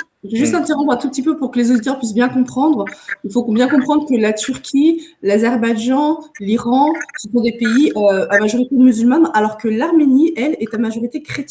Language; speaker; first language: French; native; French